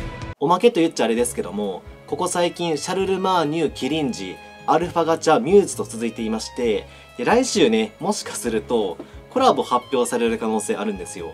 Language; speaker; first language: Japanese; native; Japanese